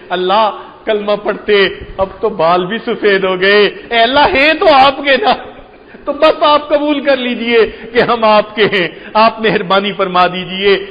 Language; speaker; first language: Urdu; non-native, local second language; Punjabi